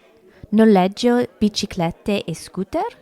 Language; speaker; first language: Italian; non-native, learner; English